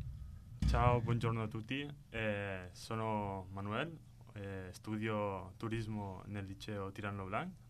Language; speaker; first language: Italian; non-native, learner; Spanish